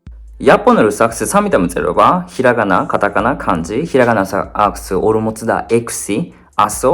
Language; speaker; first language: Georgian; non-native, fluent; Japanese